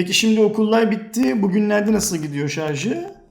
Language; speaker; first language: Turkish; native; Turkish